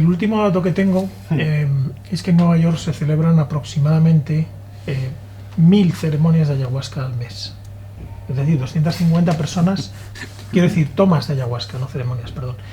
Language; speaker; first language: Spanish; native; Spanish